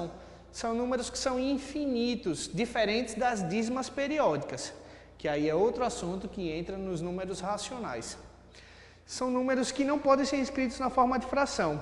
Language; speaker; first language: Portuguese; native; Portuguese